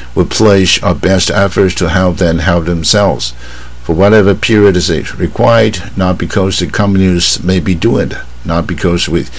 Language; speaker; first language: English; non-native, fluent; Chinese